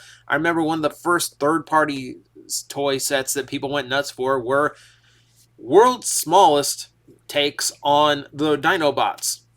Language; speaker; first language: English; native; English